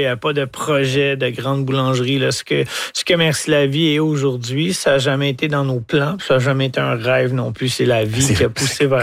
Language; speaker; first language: French; native; French